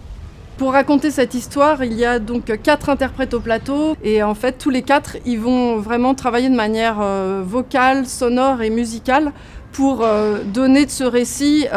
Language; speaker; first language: French; native; French